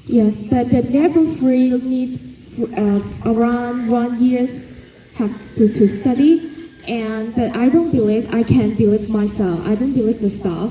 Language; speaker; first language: English; non-native, fluent; Cantonese